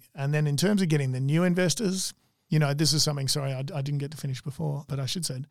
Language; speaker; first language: English; native; English